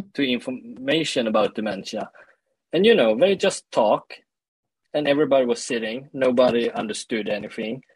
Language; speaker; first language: English; early bilingual, other home language; Swedish